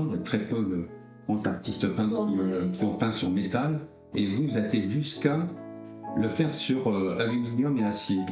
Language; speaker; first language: French; native; French